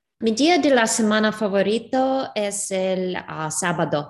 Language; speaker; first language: Spanish; non-native, learner; English